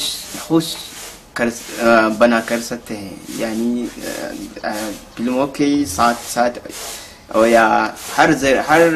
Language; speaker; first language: Hindi; non-native, fluent; Hausa